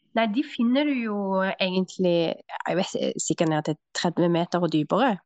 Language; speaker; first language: Norwegian; native; Norwegian